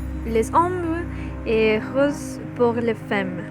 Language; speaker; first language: French; non-native, learner; Spanish